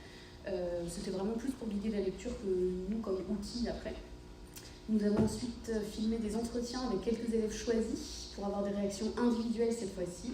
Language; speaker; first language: French; native; French